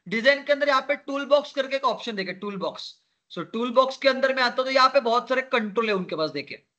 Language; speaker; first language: Hindi; non-native, local second language; Marathi